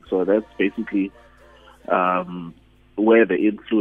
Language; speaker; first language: English; non-native, local second language; Zulu